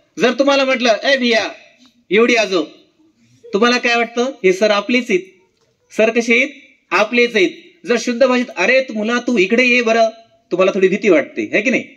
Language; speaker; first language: Marathi; non-native, local second language; Urdu